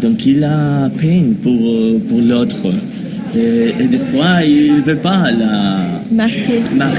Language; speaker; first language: French; non-native, learner; Spanish